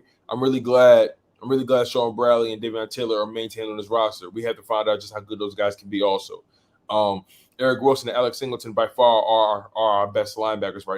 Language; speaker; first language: English; native; English